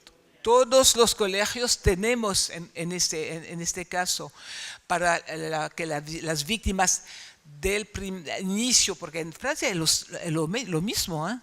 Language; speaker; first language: Spanish; non-native, fluent; French